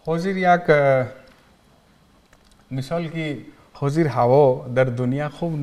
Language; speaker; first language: Persian; non-native, learner; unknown